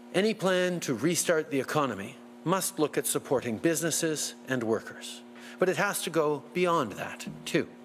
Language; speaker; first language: English; early bilingual, other home language; French